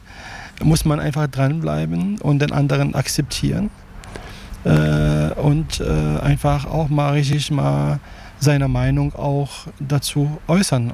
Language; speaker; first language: German; non-native, fluent; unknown